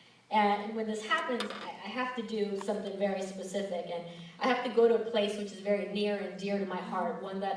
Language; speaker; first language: English; early bilingual, other home language; Spanish